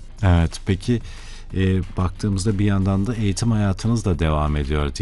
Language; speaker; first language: Turkish; native; Turkish